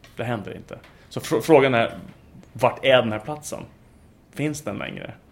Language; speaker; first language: Swedish; non-native, fluent; English